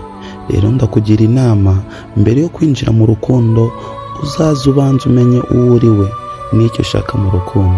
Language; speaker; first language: Kinyarwanda; native; Kinyarwanda